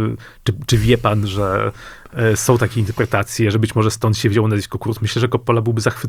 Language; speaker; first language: Polish; native; Polish